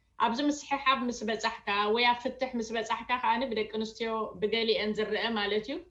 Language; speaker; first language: Tigrinya; native; Tigrinya